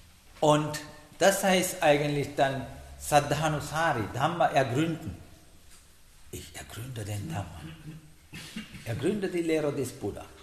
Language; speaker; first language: German; non-native, learner; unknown